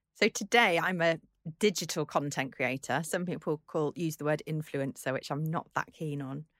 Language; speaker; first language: English; native; English